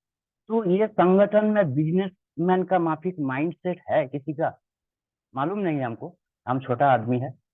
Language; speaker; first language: Hindi; non-native, local second language; Bangla